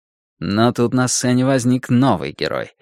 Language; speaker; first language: Russian; native; Russian